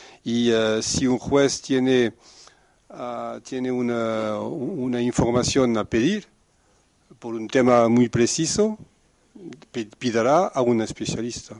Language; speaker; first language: Spanish; non-native, fluent; French